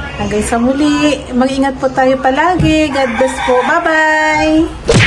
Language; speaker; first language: Filipino; native; Filipino